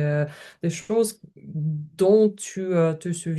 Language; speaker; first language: French; non-native, learner; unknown